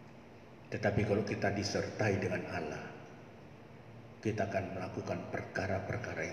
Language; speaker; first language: Malay; native; Malay